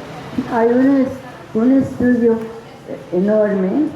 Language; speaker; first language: Spanish; non-native, fluent; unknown